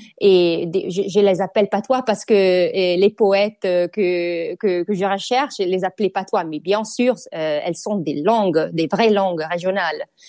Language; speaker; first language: French; non-native, fluent; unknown